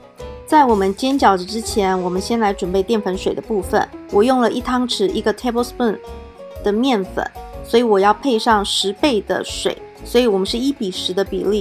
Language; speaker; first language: Chinese; native; Chinese